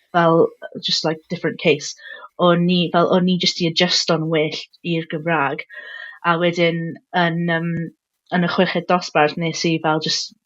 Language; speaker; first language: Welsh; non-native, local second language; English